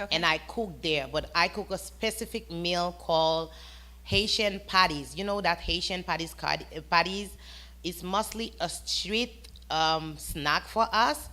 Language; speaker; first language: English; non-native, fluent; Haitian Creole